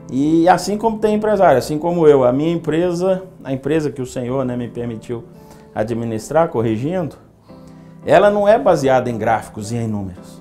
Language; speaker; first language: Portuguese; native; Portuguese